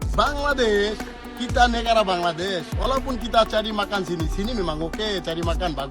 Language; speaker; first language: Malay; non-native, learner; Bangla